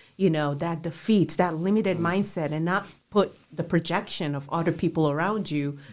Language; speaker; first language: English; early bilingual, other home language; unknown